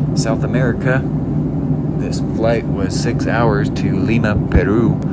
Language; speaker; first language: English; native; English